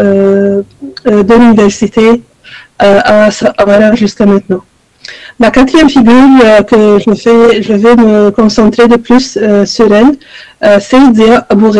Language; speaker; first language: French; non-native, fluent; Arabic